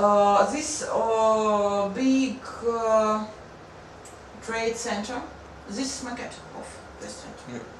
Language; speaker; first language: English; non-native, learner; Russian